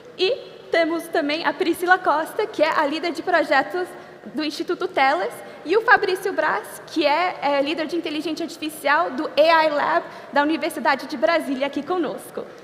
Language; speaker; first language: Portuguese; non-native, fluent; English